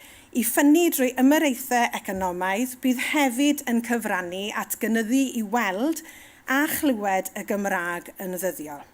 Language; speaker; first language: Welsh; native; Welsh